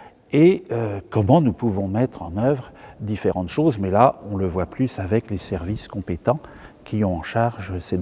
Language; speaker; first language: French; native; French